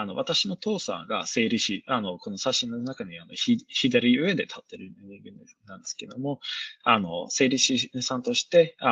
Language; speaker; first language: Japanese; non-native, fluent; Swedish